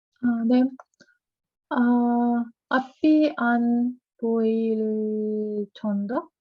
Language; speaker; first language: Korean; non-native, learner; Russian